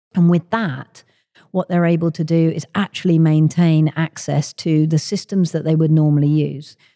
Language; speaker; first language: English; native; English